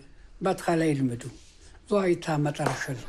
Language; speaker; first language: Hebrew; early bilingual, other home language; Amharic